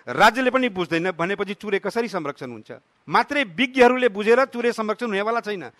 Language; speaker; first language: Nepali; non-native, local second language; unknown